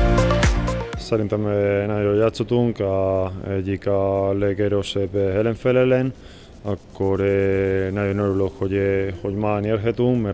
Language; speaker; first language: Hungarian; non-native, learner; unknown